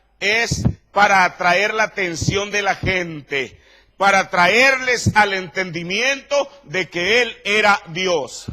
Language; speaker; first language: Spanish; native; Spanish